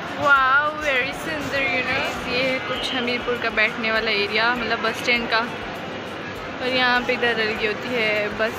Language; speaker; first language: Hindi; native; Hindi